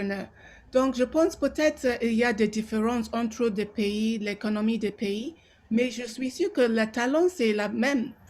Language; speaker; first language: French; non-native, local second language; Yoruba